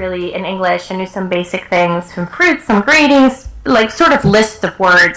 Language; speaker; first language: English; early bilingual, other home language; Spanish